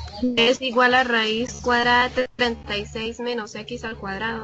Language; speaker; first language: Spanish; native; Spanish